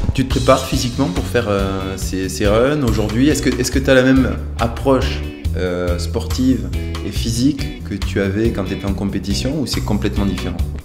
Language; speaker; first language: French; native; French